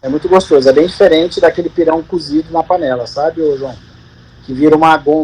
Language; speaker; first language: Portuguese; native; Portuguese